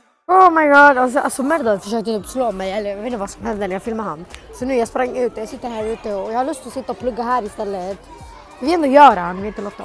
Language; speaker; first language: Swedish; native; Swedish